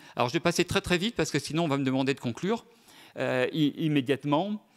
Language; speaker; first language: French; native; French